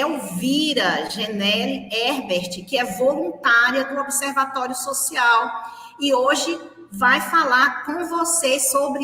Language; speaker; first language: Portuguese; native; Portuguese